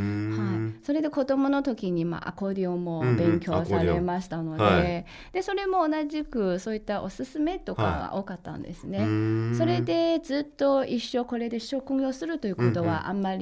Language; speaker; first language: Japanese; non-native, fluent; Chinese